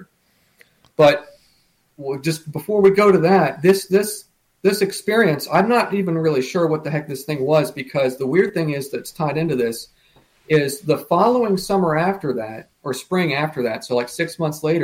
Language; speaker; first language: English; native; English